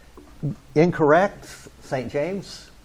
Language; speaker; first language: English; native; English